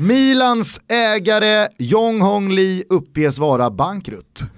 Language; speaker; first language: Swedish; native; Swedish